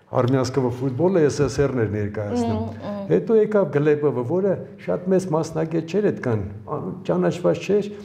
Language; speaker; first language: Armenian; early bilingual, other home language; Ukrainian